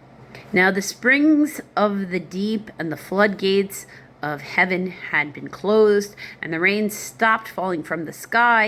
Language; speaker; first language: English; native; English